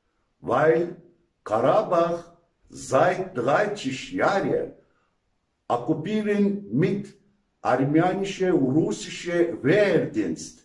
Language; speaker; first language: German; non-native, learner; Azerbaijani